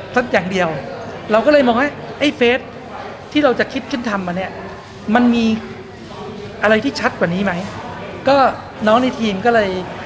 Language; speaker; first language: Thai; native; Thai